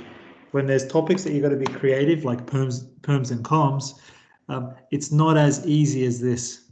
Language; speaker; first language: English; native; English